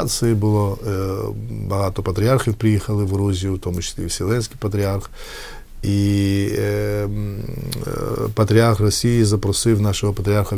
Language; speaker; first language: Ukrainian; non-native, fluent; Georgian